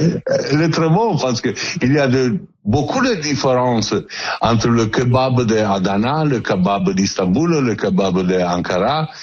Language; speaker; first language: French; non-native, learner; Italian